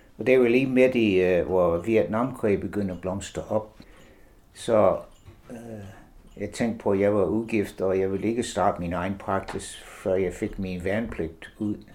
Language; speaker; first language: Danish; non-native, fluent; English